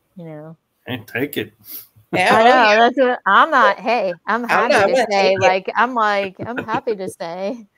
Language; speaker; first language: English; native; English